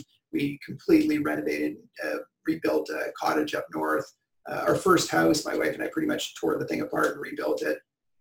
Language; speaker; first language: English; native; English